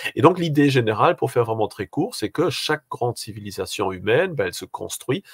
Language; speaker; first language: French; native; French